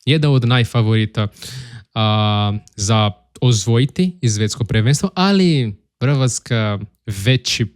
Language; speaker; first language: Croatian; non-native, learner; Portuguese